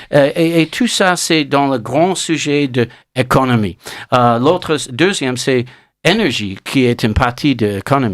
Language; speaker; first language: French; non-native, learner; English